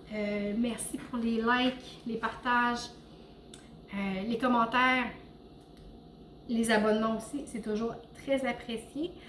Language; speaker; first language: French; native; French